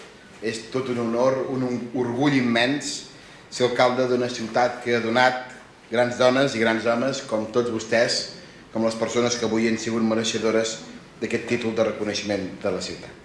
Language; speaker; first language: Catalan; native; Catalan